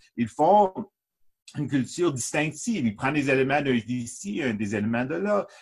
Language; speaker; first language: French; native; French